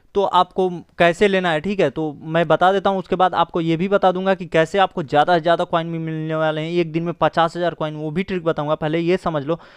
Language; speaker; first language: Hindi; native; Hindi